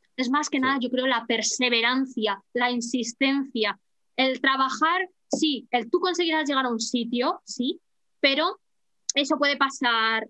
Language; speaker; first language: Spanish; native; Spanish